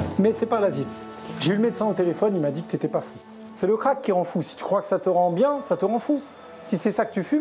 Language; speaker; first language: French; native; French